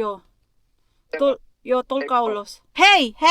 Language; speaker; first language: Finnish; non-native, learner; Filipino